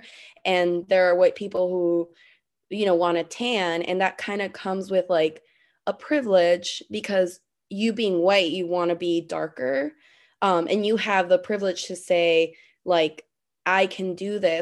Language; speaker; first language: English; non-native, fluent; Spanish